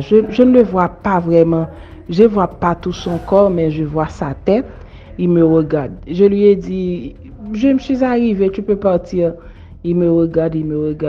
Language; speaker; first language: French; non-native, local second language; Haitian Creole